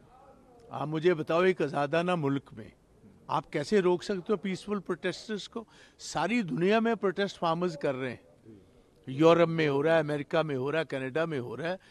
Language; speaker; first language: Hindi; non-native, local second language; Punjabi